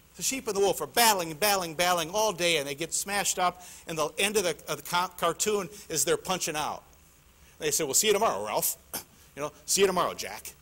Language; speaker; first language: English; native; English